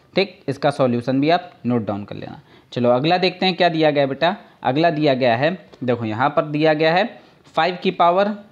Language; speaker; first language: Hindi; native; Hindi